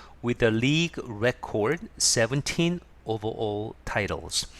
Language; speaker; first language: English; non-native, fluent; Korean